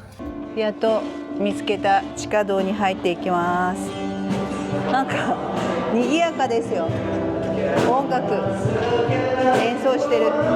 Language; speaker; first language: Japanese; native; Japanese